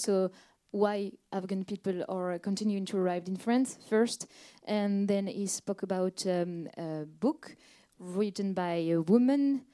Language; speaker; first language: English; non-native, fluent; French